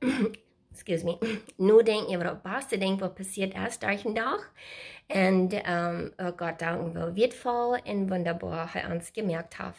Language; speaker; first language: German; non-native, learner; Plautdietsch